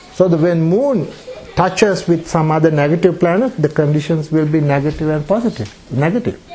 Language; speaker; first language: English; non-native, local second language; Sinhala